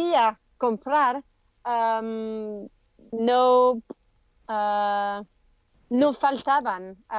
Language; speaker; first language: Spanish; non-native, learner; French